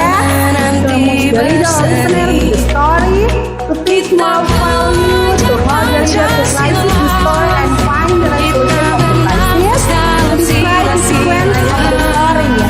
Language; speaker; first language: English; non-native, learner; Indonesian